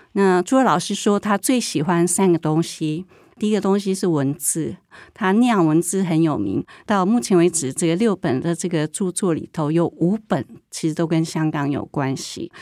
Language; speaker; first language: Chinese; native; Chinese